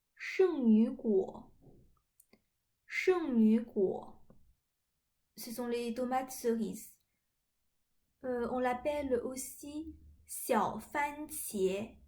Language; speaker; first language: French; non-native, fluent; Chinese